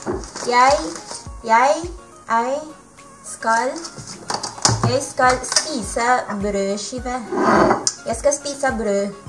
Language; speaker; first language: Norwegian; non-native, learner; Filipino